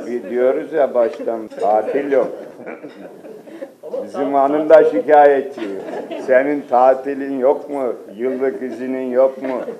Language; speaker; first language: Turkish; native; Turkish